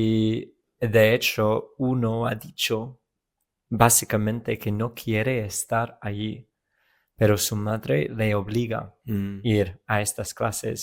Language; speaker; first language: Spanish; non-native, fluent; English